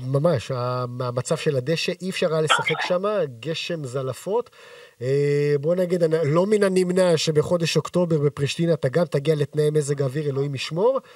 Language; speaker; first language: Hebrew; native; Hebrew